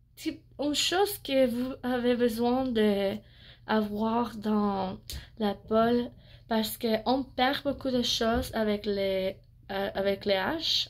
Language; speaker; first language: French; non-native, learner; English